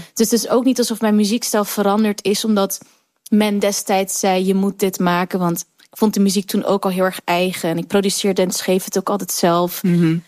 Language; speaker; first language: Dutch; early bilingual, other home language; Kurdish